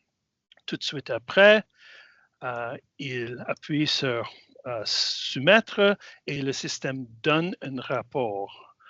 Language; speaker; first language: French; non-native, fluent; English